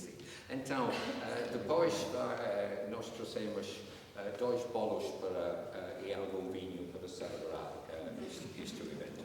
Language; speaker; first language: Portuguese; non-native, learner; English